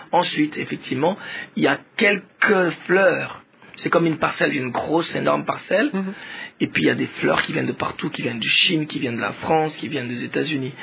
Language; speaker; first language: French; non-native, local second language; Swahili